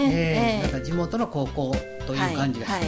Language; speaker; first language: Japanese; native; Japanese